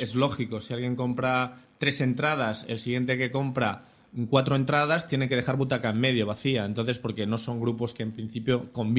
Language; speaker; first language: Spanish; native; Spanish